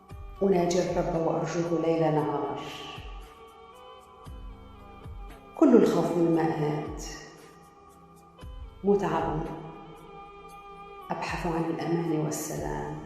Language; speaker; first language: Arabic; non-native, local second language; Kurdish